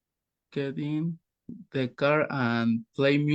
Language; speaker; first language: English; non-native, learner; Spanish